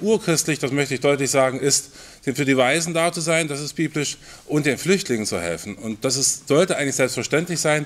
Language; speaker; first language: German; native; German